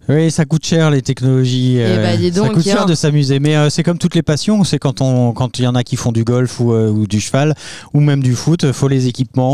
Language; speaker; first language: French; native; French